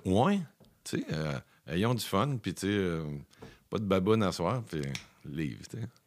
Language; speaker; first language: French; native; French